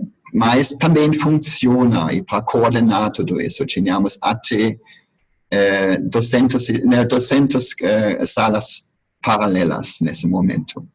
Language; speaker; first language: Portuguese; non-native, fluent; German